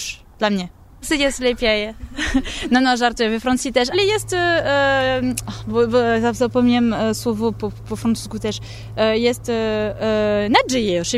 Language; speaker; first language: Polish; non-native, learner; French